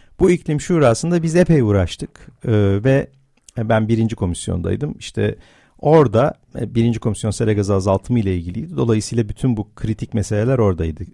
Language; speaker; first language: Turkish; native; Turkish